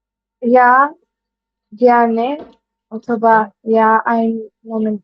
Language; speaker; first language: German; non-native, learner; Bangla